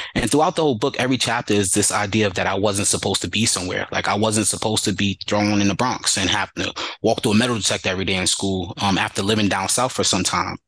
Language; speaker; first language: English; native; English